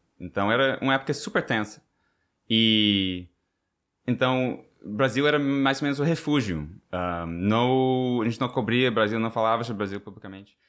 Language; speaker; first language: Portuguese; non-native, fluent; English